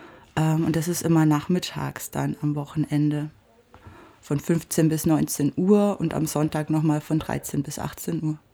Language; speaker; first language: German; native; German